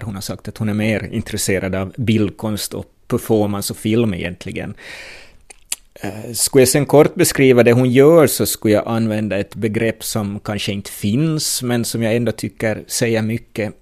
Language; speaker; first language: Swedish; native; Swedish